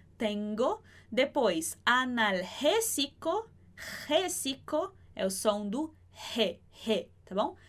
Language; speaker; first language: Portuguese; native; Portuguese